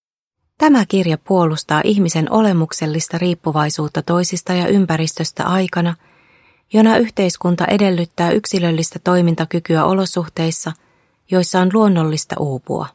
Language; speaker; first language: Finnish; native; Finnish